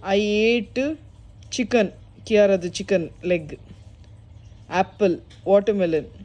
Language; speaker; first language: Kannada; native; Kannada